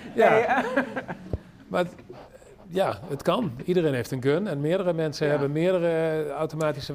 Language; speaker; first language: Dutch; native; Dutch